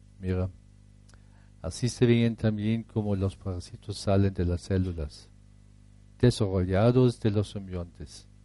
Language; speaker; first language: Spanish; non-native, fluent; German